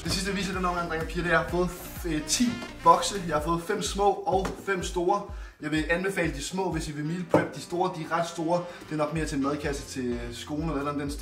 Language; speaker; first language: Danish; native; Danish